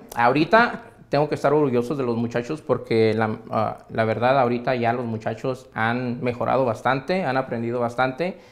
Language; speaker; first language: Spanish; native; Spanish